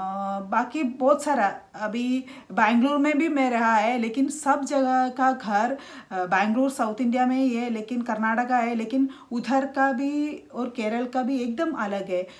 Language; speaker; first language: Hindi; non-native, local second language; Malayalam